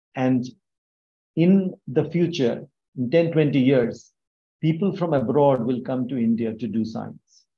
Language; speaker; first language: English; non-native, local second language; Bangla